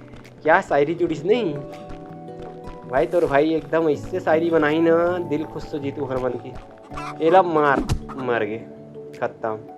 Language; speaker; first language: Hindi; non-native, local second language; Chhattisgarhi